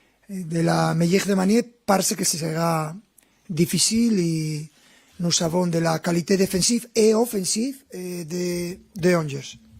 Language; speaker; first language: French; non-native, fluent; Spanish